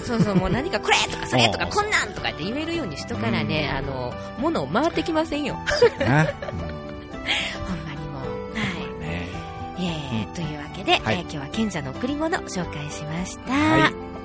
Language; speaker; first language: Japanese; native; Japanese